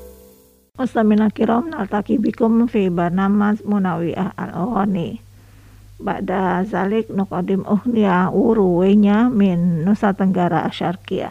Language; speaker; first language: Arabic; non-native, fluent; Indonesian